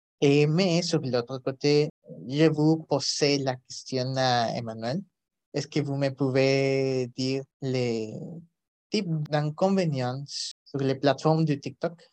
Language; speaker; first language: French; non-native, learner; Spanish